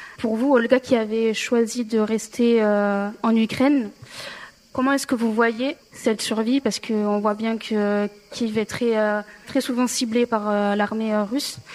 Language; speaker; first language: French; native; French